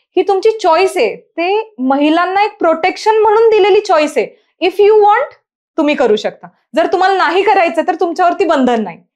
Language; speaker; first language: Marathi; non-native, local second language; Urdu